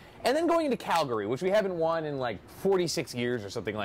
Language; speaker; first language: English; native; English